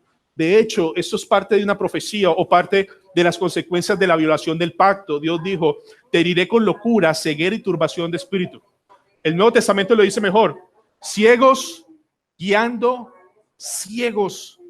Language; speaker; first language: Spanish; native; Spanish